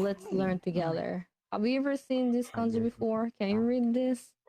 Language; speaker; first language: English; non-native, learner; Japanese